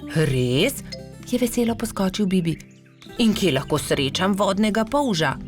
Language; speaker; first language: Slovenian; native; Slovenian